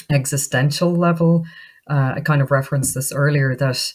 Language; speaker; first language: English; native; English